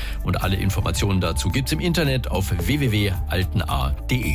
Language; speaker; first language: German; native; German